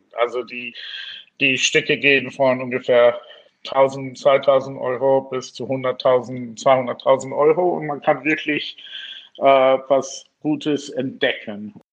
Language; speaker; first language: German; non-native, fluent; English